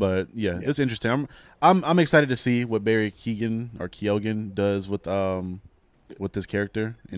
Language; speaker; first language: English; native; English